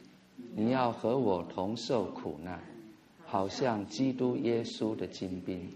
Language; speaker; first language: Chinese; native; Chinese